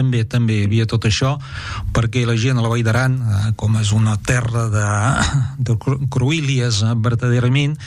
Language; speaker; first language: Catalan; non-native, fluent; French